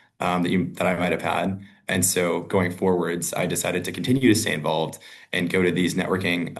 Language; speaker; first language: English; native; English